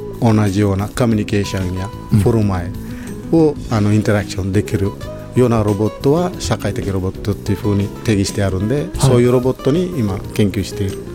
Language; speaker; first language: Japanese; non-native, fluent; Sinhala